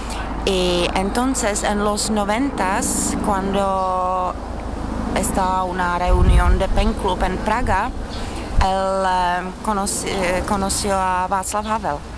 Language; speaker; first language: Spanish; non-native, learner; Czech